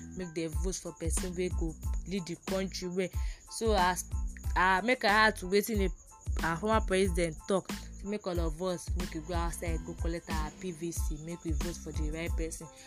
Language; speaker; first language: Nigerian Pidgin; non-native, local second language; Yoruba